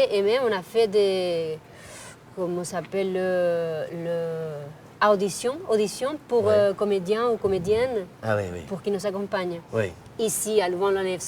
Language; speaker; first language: French; non-native, fluent; Spanish